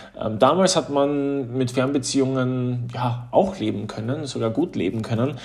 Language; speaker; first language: German; early bilingual, other home language; Polish